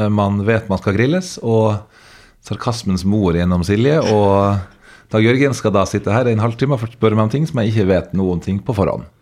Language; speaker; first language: Norwegian; native; Norwegian